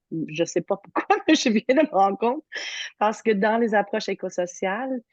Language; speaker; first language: French; native; French